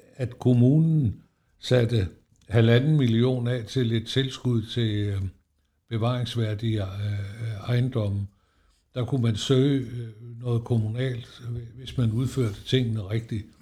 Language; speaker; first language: Danish; native; Danish